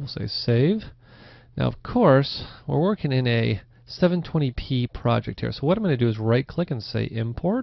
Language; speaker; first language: English; native; English